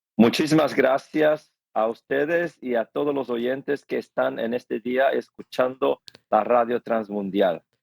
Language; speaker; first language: Spanish; non-native, fluent; Korean